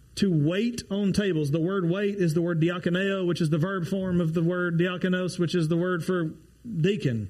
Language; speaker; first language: English; native; English